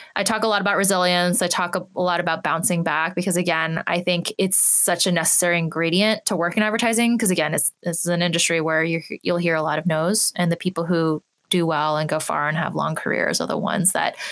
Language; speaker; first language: English; native; English